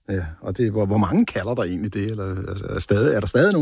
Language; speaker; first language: Danish; native; Danish